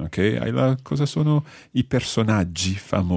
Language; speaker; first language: Italian; non-native, fluent; English